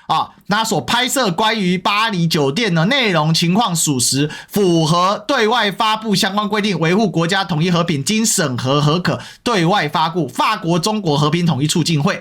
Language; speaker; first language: Chinese; native; Chinese